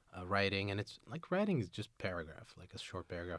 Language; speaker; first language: English; non-native, fluent; Arabic